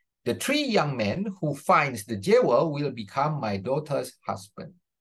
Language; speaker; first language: English; non-native, fluent; Indonesian